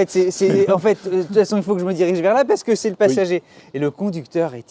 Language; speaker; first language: French; native; French